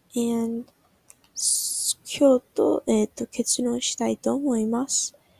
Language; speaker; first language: Japanese; non-native, learner; English